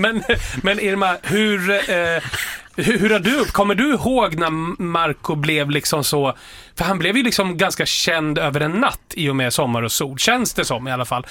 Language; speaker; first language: Swedish; native; Swedish